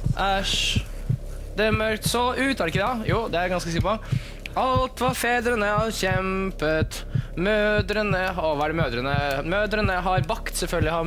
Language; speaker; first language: Norwegian; early bilingual, other home language; Russian